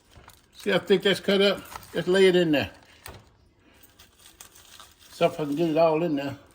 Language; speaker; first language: English; native; English